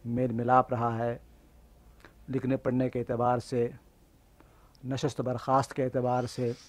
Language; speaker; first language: Urdu; native; Urdu